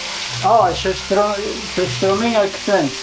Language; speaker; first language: Swedish; non-native, learner; Persian